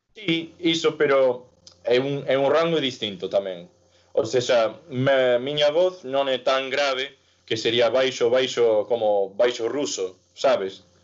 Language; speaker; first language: Galician; non-native, fluent; English